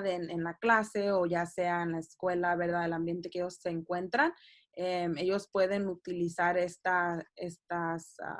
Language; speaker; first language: Spanish; early bilingual, heritage; Spanish